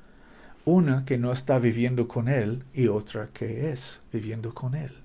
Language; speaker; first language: Spanish; non-native, learner; English